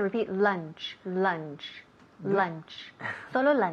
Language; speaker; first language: English; non-native, fluent; Spanish